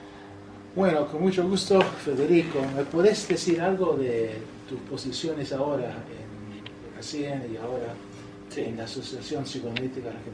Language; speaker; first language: Spanish; non-native, fluent; English